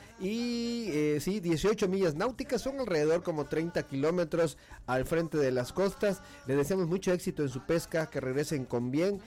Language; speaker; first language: Spanish; native; Spanish